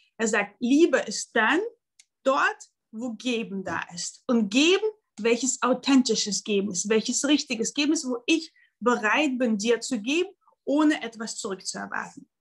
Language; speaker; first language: German; non-native, fluent; Russian